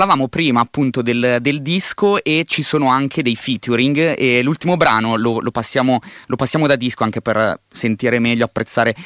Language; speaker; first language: Italian; native; Italian